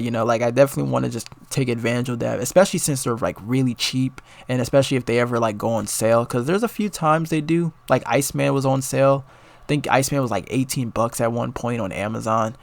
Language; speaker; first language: English; native; English